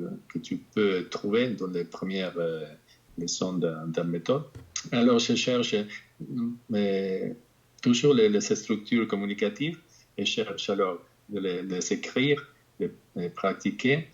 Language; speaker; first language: French; non-native, fluent; Spanish